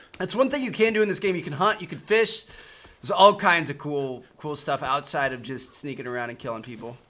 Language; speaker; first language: English; native; English